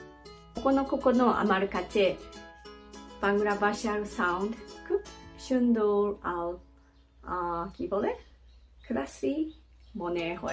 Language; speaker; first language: Bangla; non-native, learner; Japanese